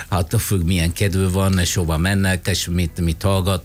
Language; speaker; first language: Hungarian; non-native, fluent; Italian